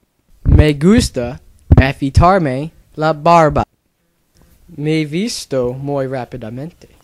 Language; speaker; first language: Spanish; non-native, learner; English